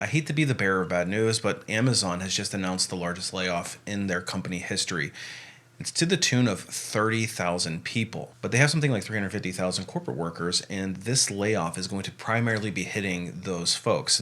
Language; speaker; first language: English; native; English